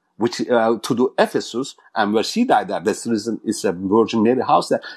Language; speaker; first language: English; non-native, fluent; Turkish